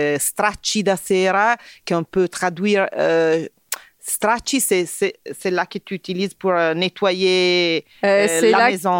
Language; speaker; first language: French; non-native, fluent; Italian